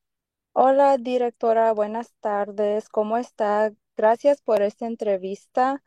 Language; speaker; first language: Spanish; early bilingual, heritage; Spanish